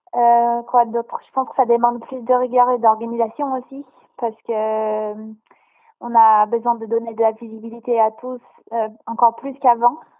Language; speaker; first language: French; non-native, fluent; Portuguese